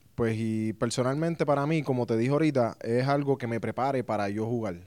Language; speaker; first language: Spanish; native; Spanish